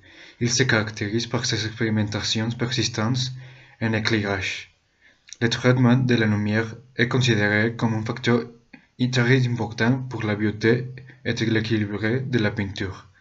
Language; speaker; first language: French; non-native, learner; Spanish